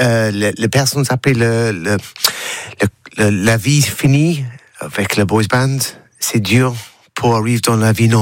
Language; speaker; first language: French; non-native, learner; English